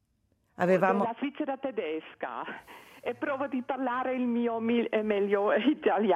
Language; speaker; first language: Italian; non-native, learner; German